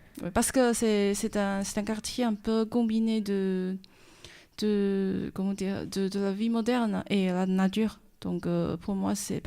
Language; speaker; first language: French; non-native, fluent; Chinese